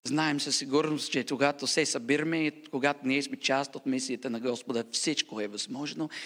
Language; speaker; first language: Bulgarian; non-native, fluent; English